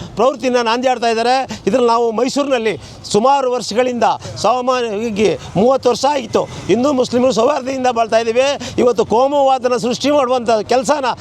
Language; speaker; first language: Kannada; native; Kannada